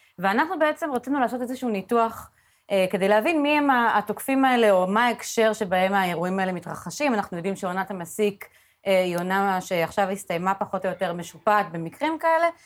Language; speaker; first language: Hebrew; native; Hebrew